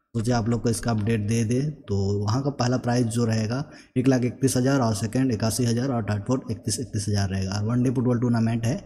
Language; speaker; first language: Hindi; native; Hindi